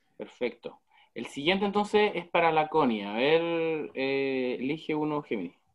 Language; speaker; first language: Spanish; native; Spanish